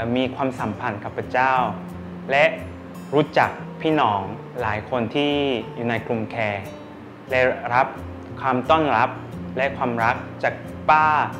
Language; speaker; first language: Thai; non-native, fluent; Korean